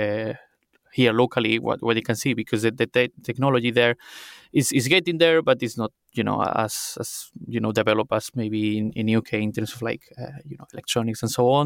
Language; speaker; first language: English; non-native, fluent; Spanish